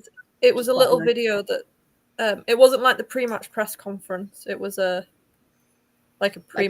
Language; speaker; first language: English; native; English